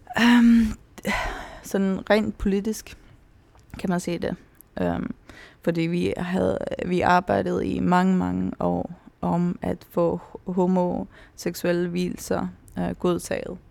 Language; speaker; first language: Danish; non-native, local second language; Faroese